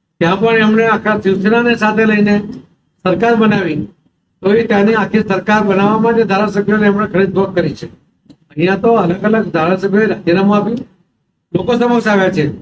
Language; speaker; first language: Gujarati; non-native, local second language; Marathi